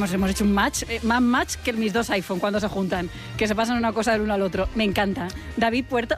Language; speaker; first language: Spanish; native; Spanish